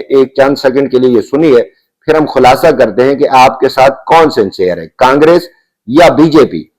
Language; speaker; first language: Urdu; non-native, local second language; Punjabi